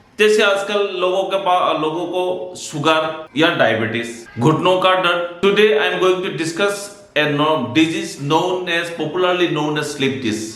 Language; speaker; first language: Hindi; non-native, local second language; Assamese